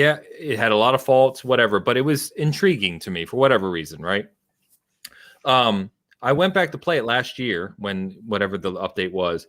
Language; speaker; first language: English; native; English